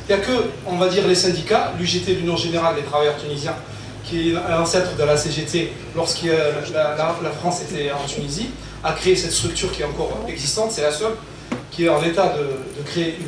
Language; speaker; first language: French; early bilingual, other home language; Arabic